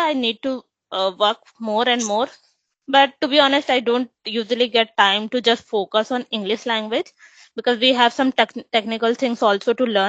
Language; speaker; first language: English; non-native, local second language; Hindi